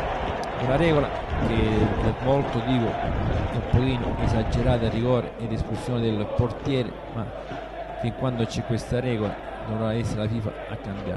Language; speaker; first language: Italian; native; Italian